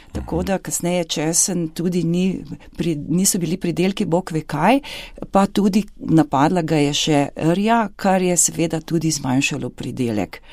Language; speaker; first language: Slovenian; native; Slovenian